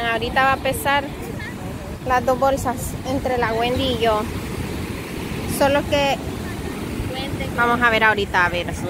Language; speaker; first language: Spanish; native; Spanish